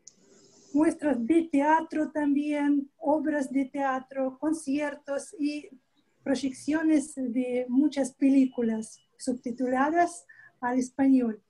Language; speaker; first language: Spanish; non-native, fluent; Russian